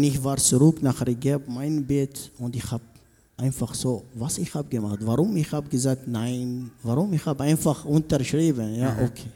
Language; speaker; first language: German; non-native, learner; Arabic